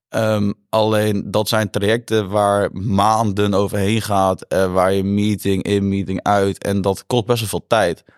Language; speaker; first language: Dutch; native; Dutch